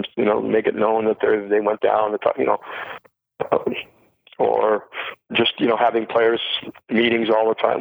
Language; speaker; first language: English; native; English